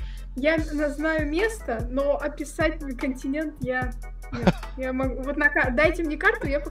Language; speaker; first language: Russian; native; Russian